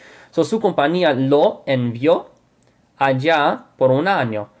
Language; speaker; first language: Spanish; non-native, fluent; English